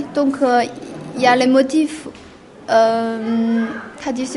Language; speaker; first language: French; non-native, fluent; Chinese